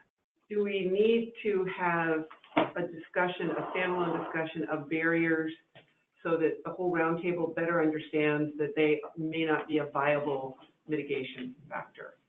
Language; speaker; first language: English; native; English